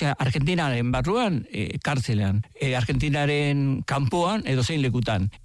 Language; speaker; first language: Basque; non-native, learner; Spanish